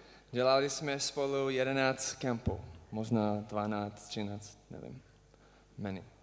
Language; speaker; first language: Czech; non-native, learner; English